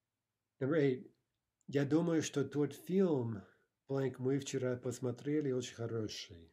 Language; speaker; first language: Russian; non-native, fluent; English